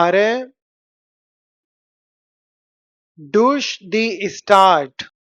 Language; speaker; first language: German; non-native, fluent; Hindi